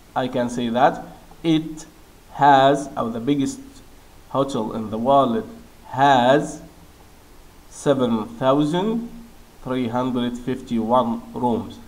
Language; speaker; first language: English; non-native, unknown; Arabic